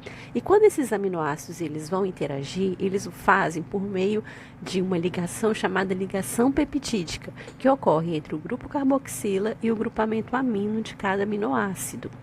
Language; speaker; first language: Portuguese; native; Portuguese